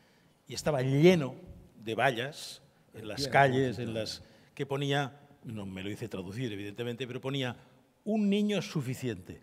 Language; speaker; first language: Spanish; native; Spanish